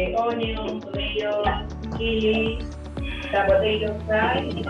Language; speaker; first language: English; non-native, learner; Spanish